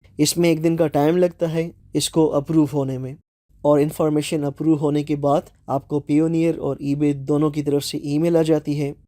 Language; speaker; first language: Urdu; non-native, local second language; Punjabi